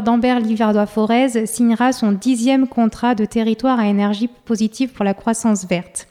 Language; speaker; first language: French; native; French